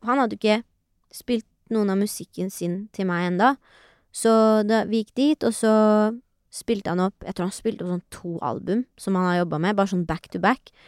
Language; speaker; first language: Norwegian; early bilingual, other home language; Persian